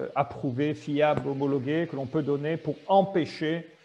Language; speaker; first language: French; native; French